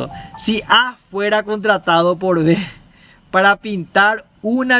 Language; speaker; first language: Spanish; native; Spanish